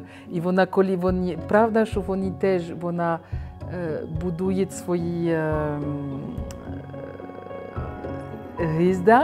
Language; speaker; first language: Ukrainian; non-native, fluent; French